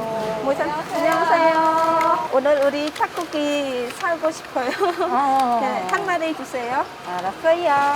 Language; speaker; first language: Korean; non-native, learner; Khmer